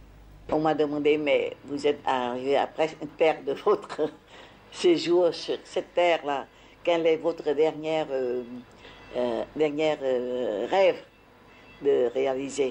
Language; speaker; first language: French; non-native, fluent; Vietnamese